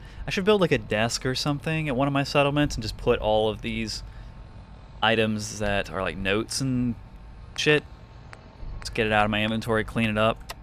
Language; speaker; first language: English; native; English